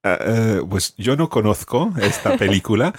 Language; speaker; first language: Spanish; non-native, fluent; English